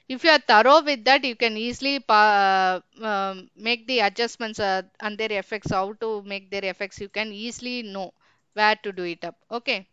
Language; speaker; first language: English; non-native, local second language; Tamil